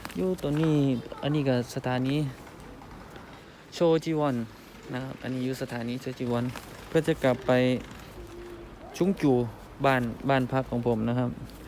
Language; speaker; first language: Thai; native; Thai